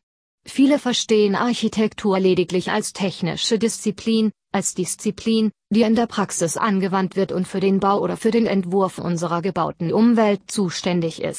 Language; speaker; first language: German; native; German